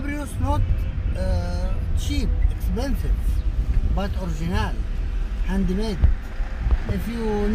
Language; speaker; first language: English; non-native, learner; Arabic